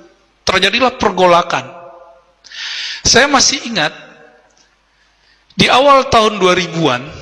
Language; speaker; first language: Indonesian; native; Indonesian